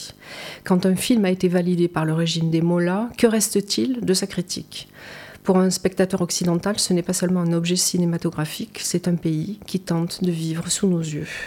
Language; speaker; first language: French; native; French